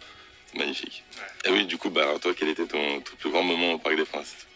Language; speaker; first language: French; native; French